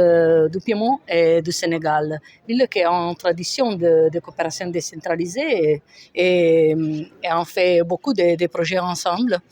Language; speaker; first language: French; non-native, fluent; Italian